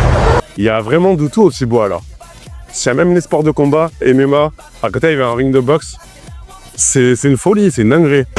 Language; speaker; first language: French; native; French